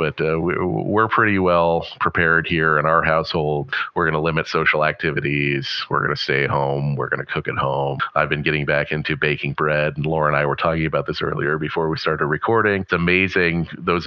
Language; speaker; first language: English; native; English